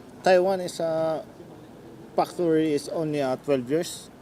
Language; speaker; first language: English; non-native, local second language; Filipino